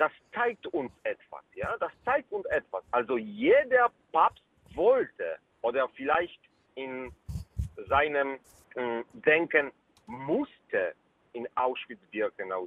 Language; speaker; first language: German; non-native, fluent; Polish